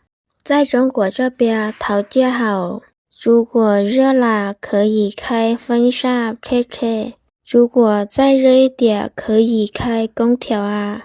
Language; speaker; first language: Chinese; non-native, fluent; Lao